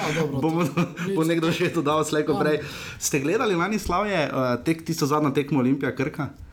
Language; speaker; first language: Slovenian; native; Slovenian